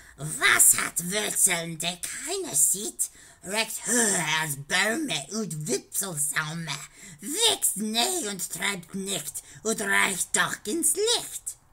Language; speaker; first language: German; non-native, learner; English